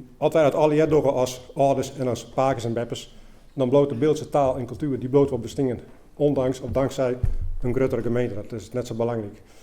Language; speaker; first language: Dutch; native; Dutch